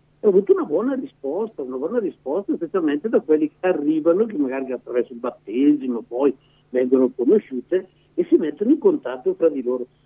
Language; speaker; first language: Italian; native; Italian